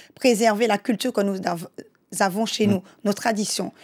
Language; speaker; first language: French; native; French